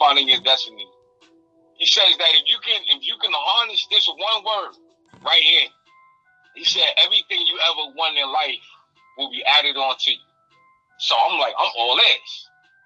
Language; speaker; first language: English; native; English